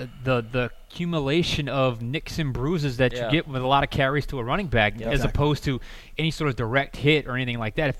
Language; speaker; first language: English; native; English